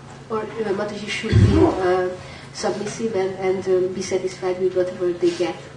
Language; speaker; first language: English; non-native, fluent; Hungarian